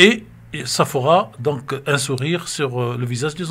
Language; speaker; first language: French; native; French